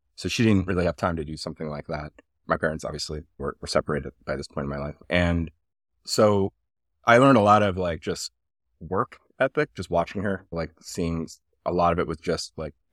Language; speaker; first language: English; native; English